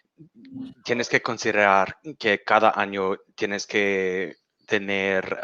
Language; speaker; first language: Spanish; non-native, learner; English